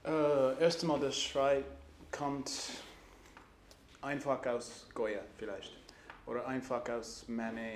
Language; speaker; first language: German; non-native, learner; English